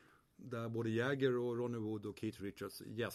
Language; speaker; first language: Swedish; native; Swedish